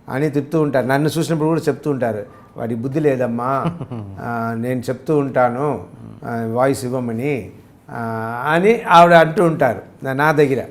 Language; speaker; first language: Telugu; early bilingual, heritage; Telugu